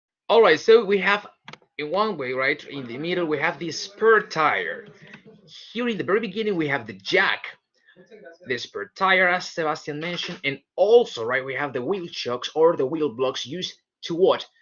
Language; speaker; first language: English; non-native, fluent; Spanish